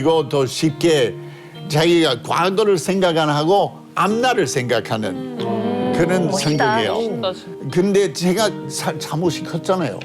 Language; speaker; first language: Korean; non-native, fluent; English